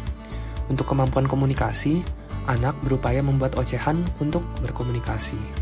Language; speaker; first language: Indonesian; native; Indonesian